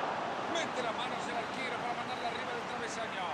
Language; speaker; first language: Spanish; native; Spanish